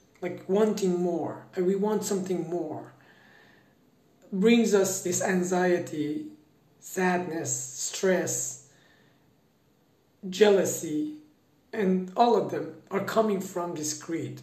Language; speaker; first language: English; non-native, fluent; Persian